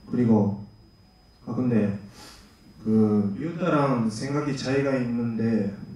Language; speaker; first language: Korean; non-native, learner; Japanese